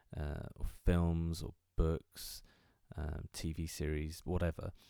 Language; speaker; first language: English; native; English